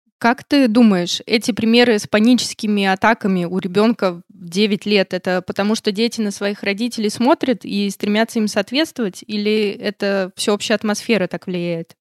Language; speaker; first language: Russian; native; Russian